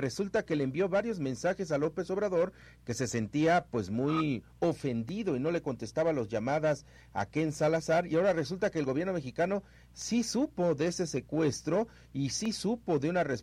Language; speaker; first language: Spanish; native; Spanish